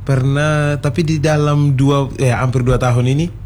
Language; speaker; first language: Indonesian; non-native, fluent; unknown